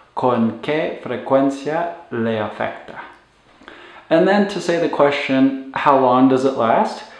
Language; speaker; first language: English; native; English